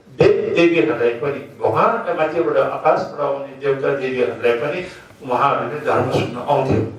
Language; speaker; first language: Nepali; non-native, local second language; Sherpa